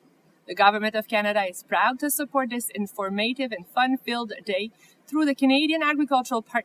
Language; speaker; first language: English; non-native, local second language; French